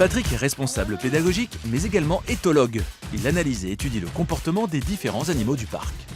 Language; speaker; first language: French; native; French